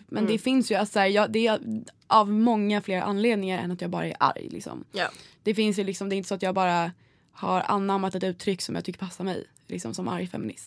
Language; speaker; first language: Swedish; native; Swedish